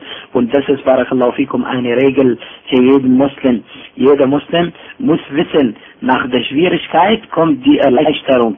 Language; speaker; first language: German; non-native, fluent; Arabic